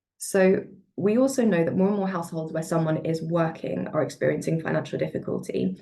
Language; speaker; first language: English; native; English